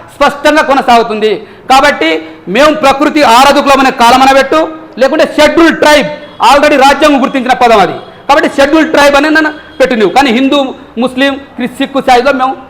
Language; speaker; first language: Telugu; non-native, local second language; Lambadi